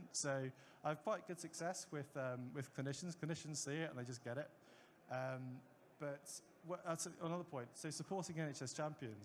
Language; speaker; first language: English; native; English